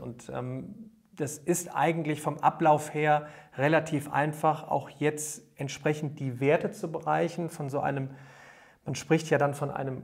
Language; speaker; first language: German; native; German